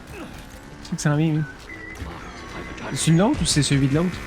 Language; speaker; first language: French; native; French